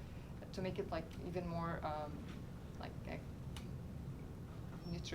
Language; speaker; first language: English; non-native, local second language; Arabic